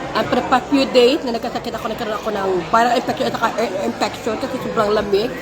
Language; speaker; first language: Filipino; non-native, local second language; Hiligaynon